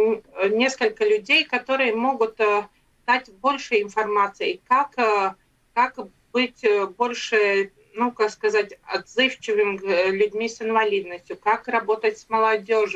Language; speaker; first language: Russian; non-native, local second language; Latvian